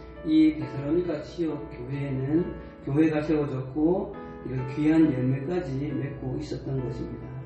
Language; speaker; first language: Korean; native; Korean